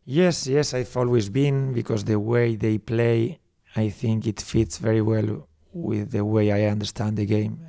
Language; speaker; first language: English; non-native, fluent; Spanish